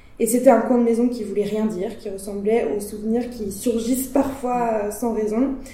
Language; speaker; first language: French; native; French